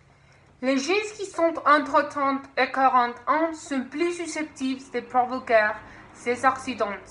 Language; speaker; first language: French; non-native, learner; Spanish